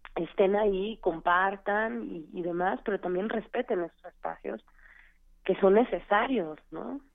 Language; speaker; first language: Spanish; native; Spanish